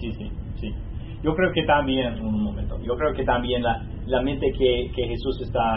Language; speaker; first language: Spanish; non-native, fluent; English